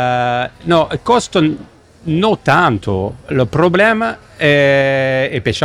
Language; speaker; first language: Italian; non-native, learner; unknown